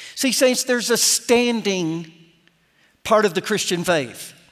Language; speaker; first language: English; native; English